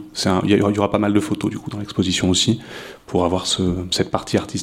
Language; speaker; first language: French; native; French